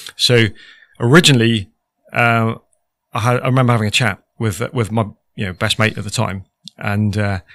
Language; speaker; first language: English; native; English